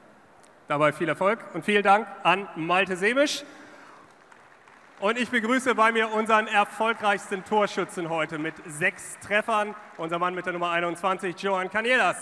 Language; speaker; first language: German; native; German